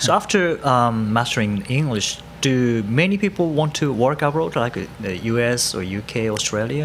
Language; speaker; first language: English; non-native, fluent; Japanese